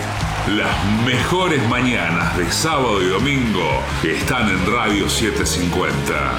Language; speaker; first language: Spanish; native; Spanish